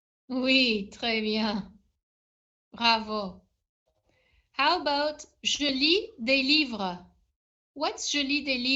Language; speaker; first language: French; non-native, fluent; English